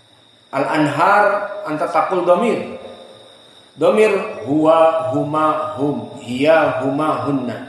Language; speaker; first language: Arabic; non-native, fluent; Indonesian